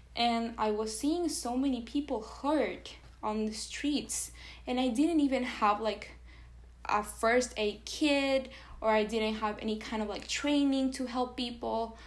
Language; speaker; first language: English; non-native, fluent; Spanish